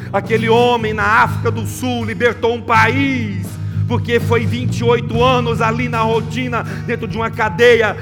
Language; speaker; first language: Portuguese; native; Portuguese